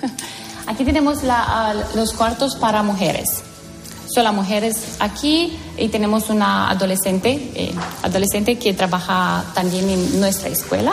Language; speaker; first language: Spanish; non-native, learner; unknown